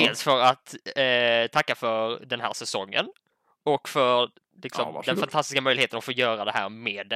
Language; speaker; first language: Swedish; native; Swedish